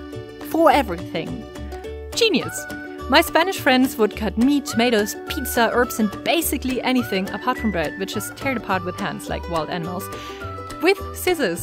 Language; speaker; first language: English; non-native, fluent; German